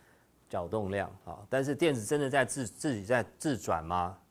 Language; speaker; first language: Chinese; native; Chinese